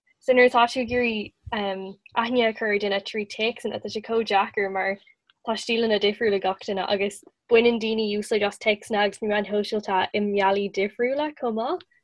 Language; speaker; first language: Irish; non-native, local second language; English